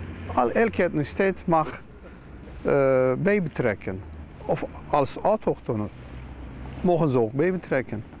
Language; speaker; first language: Dutch; non-native, fluent; Turkish